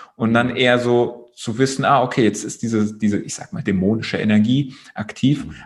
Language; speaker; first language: German; non-native, local second language; Greek